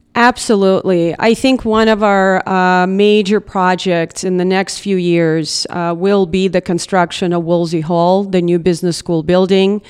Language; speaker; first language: English; non-native, fluent; Russian